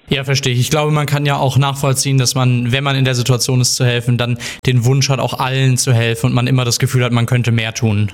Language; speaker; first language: German; early bilingual, other home language; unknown